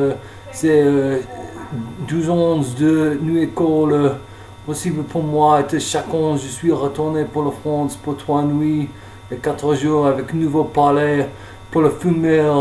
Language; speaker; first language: French; non-native, learner; English